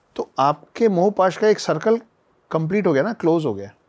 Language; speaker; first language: Hindi; native; Hindi